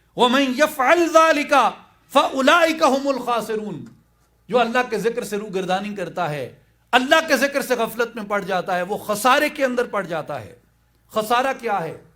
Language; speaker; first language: Urdu; non-native, local second language; Saraiki